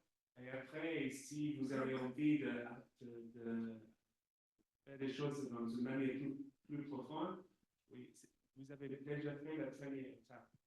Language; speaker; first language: French; non-native, fluent; English